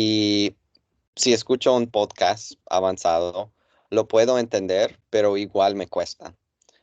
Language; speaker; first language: Spanish; non-native, fluent; English